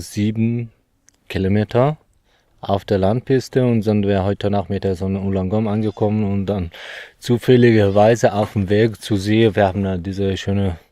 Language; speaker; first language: German; non-native, fluent; Mongolian